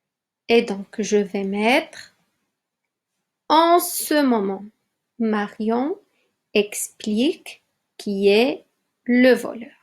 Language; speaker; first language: French; non-native, local second language; Arabic